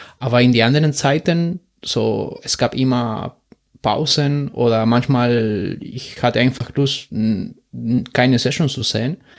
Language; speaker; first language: German; non-native, learner; Spanish